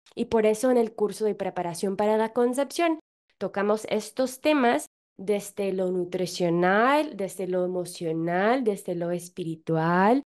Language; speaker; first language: Spanish; non-native, fluent; English